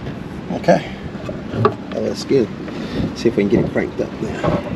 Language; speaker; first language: English; native; English